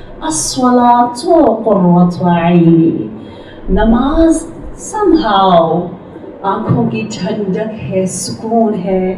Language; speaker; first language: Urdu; early bilingual, heritage; Urdu